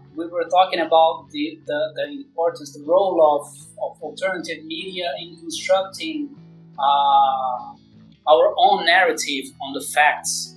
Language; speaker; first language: English; non-native, fluent; Portuguese